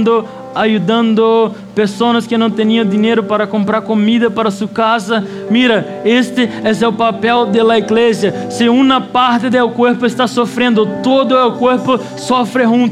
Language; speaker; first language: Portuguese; non-native, learner; Spanish